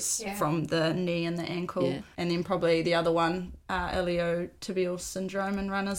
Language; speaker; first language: English; native; English